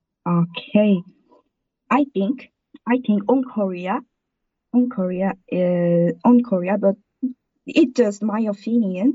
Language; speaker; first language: English; non-native, learner; Korean